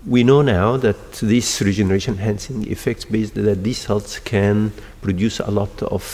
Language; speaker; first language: English; non-native, fluent; Arabic